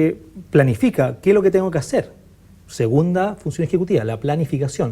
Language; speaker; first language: Spanish; native; Spanish